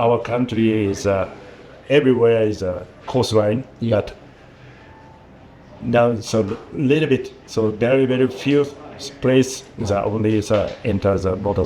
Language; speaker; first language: English; non-native, learner; Japanese